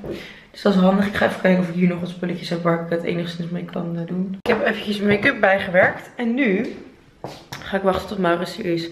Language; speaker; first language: Dutch; native; Dutch